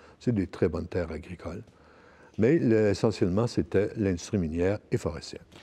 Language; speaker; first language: French; native; French